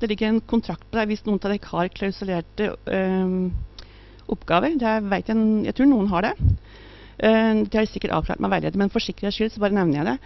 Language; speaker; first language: Norwegian; native; Norwegian